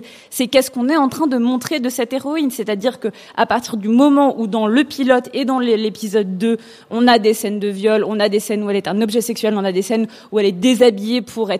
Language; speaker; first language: French; native; French